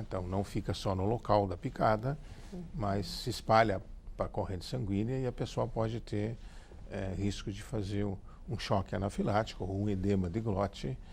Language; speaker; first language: Portuguese; native; Portuguese